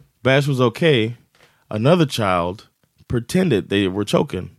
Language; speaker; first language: English; native; English